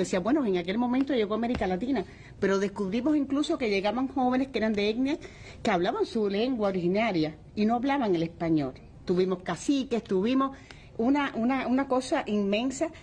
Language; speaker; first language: Spanish; native; Spanish